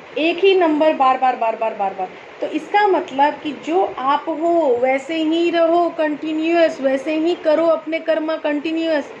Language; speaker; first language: Hindi; native; Hindi